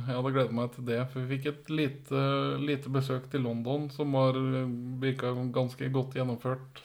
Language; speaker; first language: Norwegian; native; Norwegian